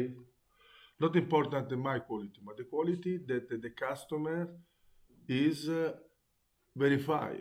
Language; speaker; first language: English; non-native, learner; Italian